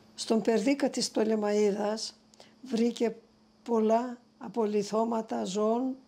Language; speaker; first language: Greek; native; Greek